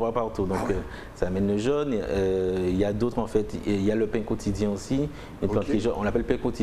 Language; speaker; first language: French; native; French